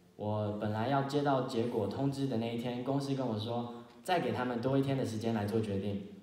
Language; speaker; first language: Chinese; early bilingual, heritage; Chinese